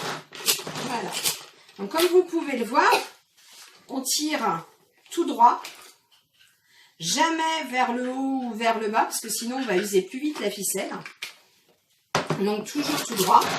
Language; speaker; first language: French; native; French